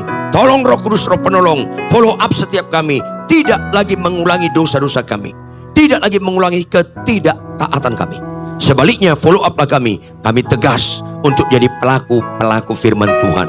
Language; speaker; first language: Indonesian; native; Indonesian